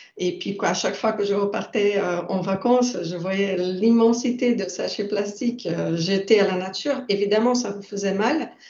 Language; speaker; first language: French; non-native, fluent; Portuguese